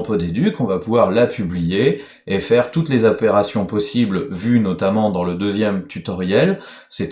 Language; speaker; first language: French; native; French